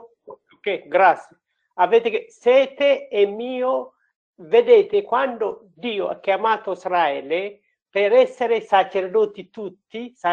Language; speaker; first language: Italian; non-native, learner; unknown